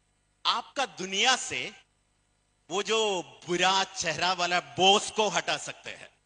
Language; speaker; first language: Hindi; non-native, fluent; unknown